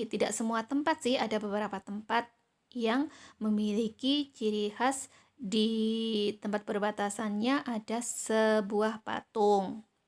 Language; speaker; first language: Indonesian; native; Indonesian